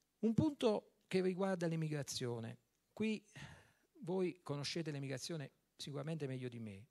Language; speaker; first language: Italian; native; Italian